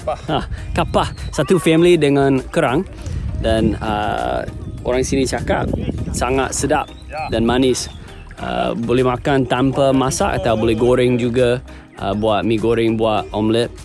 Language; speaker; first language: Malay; non-native, fluent; English